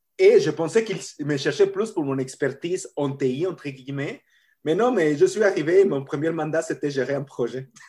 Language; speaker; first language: French; non-native, fluent; Spanish